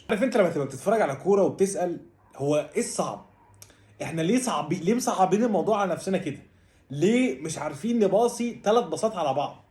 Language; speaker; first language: Arabic; native; Arabic